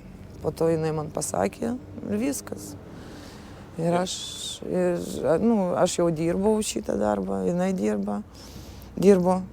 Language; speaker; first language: Lithuanian; early bilingual, other home language; Russian